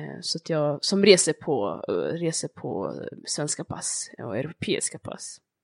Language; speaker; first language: Swedish; early bilingual, other home language; Somali